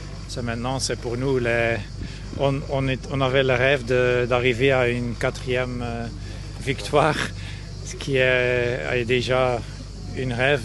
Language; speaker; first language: French; non-native, local second language; Dutch